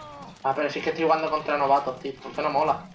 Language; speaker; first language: Spanish; native; Spanish